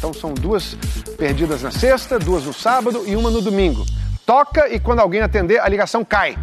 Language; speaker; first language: Portuguese; native; Portuguese